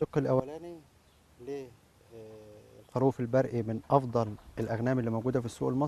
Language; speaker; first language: Arabic; native; Arabic